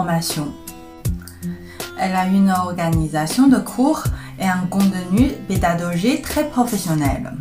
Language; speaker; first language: French; non-native, fluent; Chinese